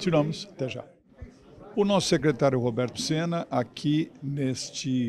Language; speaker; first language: Portuguese; native; Portuguese